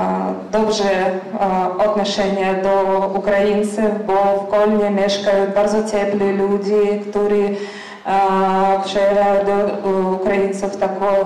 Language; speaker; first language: Polish; non-native, learner; Ukrainian